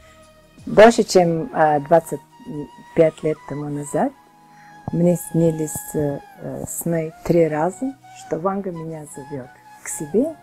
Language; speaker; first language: Russian; non-native, learner; Bulgarian